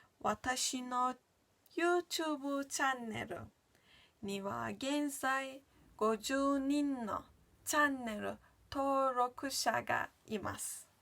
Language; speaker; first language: Japanese; non-native, learner; Turkish